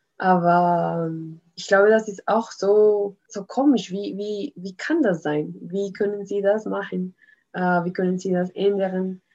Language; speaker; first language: German; non-native, learner; Spanish